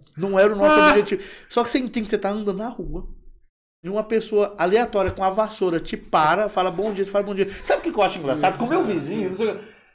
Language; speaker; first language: Portuguese; native; Portuguese